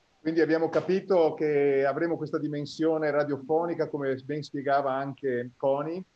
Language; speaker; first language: Italian; native; Italian